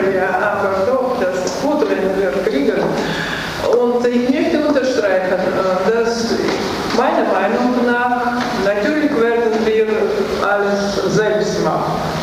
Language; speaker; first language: German; non-native, learner; Russian